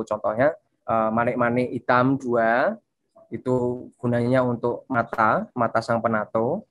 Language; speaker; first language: Indonesian; native; Indonesian